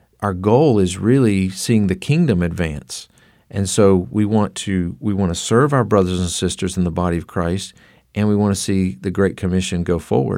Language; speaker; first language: English; native; English